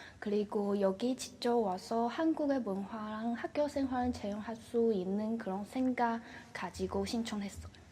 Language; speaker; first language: Korean; non-native, learner; Chinese